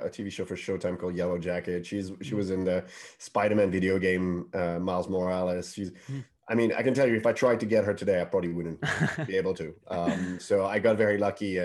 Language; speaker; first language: English; non-native, fluent; French